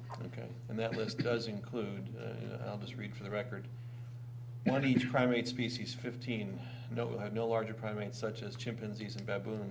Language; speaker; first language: English; native; English